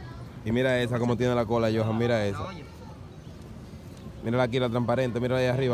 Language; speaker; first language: Spanish; native; Spanish